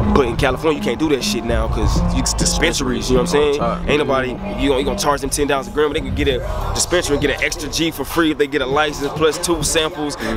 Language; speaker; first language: English; native; English